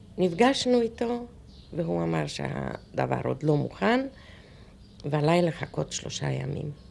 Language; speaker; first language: Hebrew; non-native, fluent; Polish